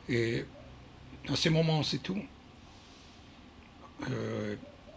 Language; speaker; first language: French; non-native, learner; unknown